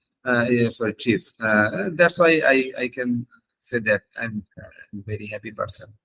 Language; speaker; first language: English; non-native, learner; Bangla